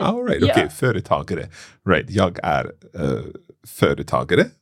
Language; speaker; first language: Swedish; non-native, learner; English